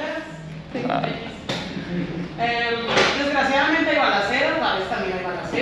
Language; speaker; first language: Spanish; native; Spanish